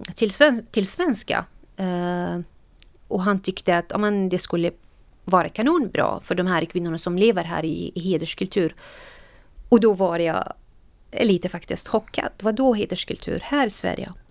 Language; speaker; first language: Swedish; non-native, fluent; Arabic